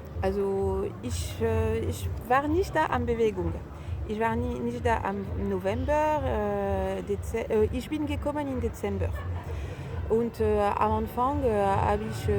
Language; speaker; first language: German; non-native, fluent; French